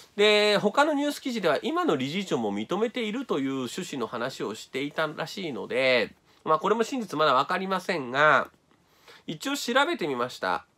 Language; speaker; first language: Japanese; native; Japanese